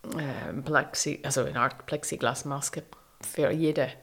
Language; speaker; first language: German; non-native, fluent; English